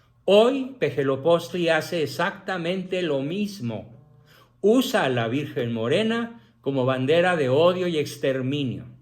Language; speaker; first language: Spanish; native; Spanish